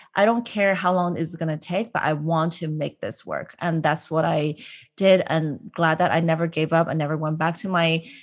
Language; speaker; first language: English; non-native, local second language; Cantonese